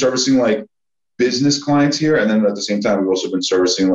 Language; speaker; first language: English; native; English